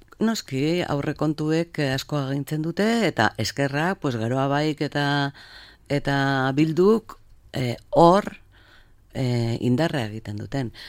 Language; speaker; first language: Basque; native; Basque